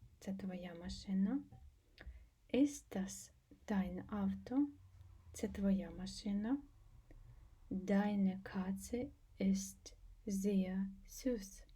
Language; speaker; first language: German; non-native, fluent; Ukrainian